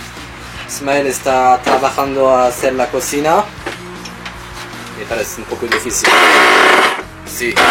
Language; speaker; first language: Spanish; non-native, learner; French